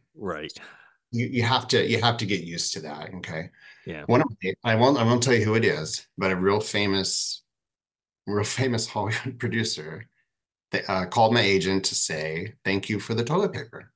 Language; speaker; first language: English; native; English